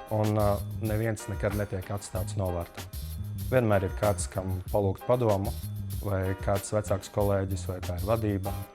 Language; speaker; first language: Latvian; native; Latvian